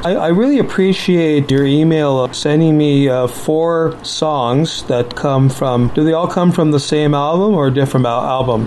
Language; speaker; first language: English; native; English